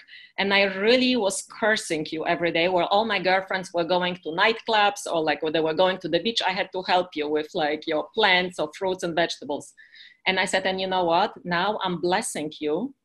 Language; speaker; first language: English; non-native, fluent; Polish